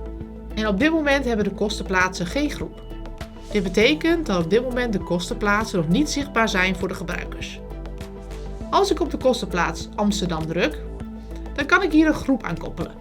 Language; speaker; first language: Dutch; native; Dutch